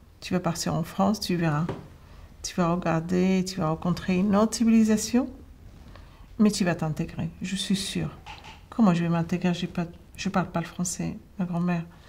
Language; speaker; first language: French; non-native, fluent; Arabic